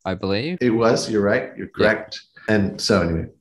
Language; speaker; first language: English; native; English